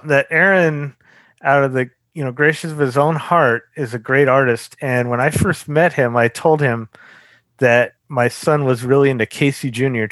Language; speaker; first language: English; native; English